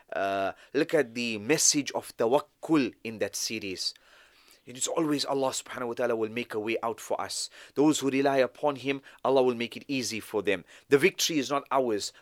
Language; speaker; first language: English; native; English